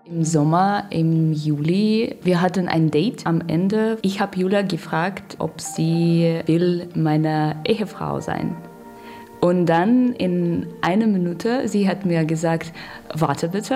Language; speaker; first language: German; non-native, learner; Russian